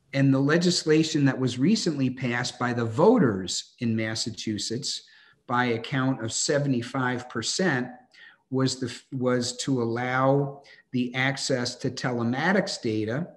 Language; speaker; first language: English; native; English